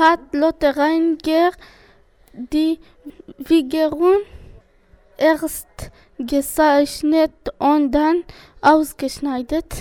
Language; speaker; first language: German; non-native, learner; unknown